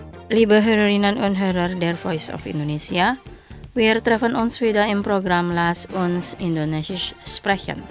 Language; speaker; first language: German; non-native, fluent; Indonesian